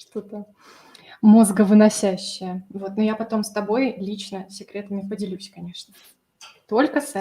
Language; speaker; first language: Russian; native; Russian